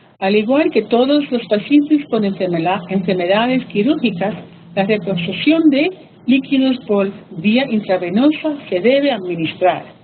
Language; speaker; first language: Spanish; early bilingual, heritage; Spanish